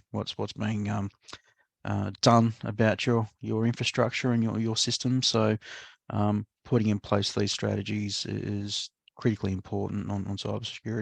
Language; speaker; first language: English; native; English